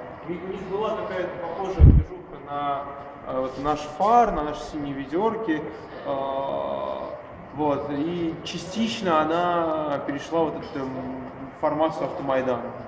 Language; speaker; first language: Russian; native; Russian